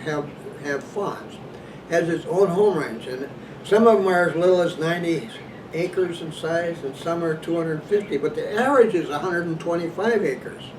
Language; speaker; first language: English; native; English